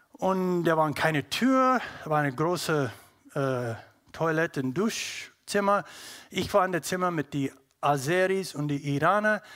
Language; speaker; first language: German; non-native, learner; English